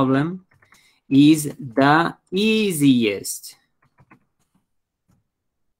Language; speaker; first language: English; non-native, fluent; Spanish